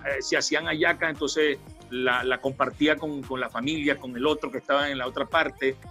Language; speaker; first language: Spanish; native; Spanish